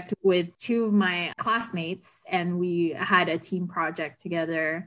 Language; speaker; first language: English; non-native, local second language; Filipino